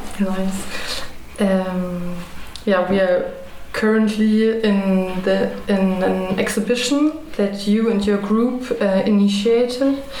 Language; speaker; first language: English; non-native, fluent; German